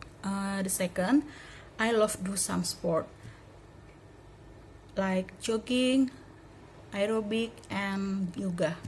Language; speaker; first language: English; non-native, learner; Indonesian